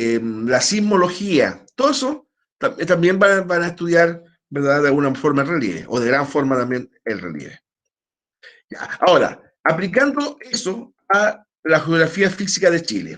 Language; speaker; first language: Spanish; native; Spanish